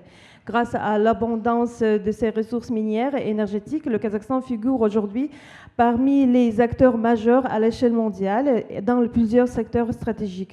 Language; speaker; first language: French; non-native, fluent; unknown